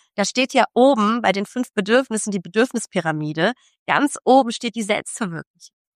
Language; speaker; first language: German; early bilingual, other home language; Polish